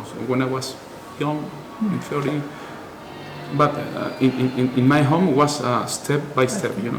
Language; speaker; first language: English; non-native, learner; Spanish